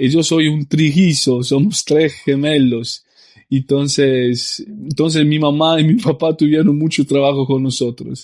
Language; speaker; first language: Spanish; non-native, fluent; Italian